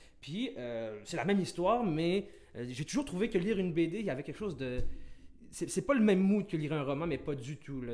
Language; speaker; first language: French; early bilingual, other home language; Arabic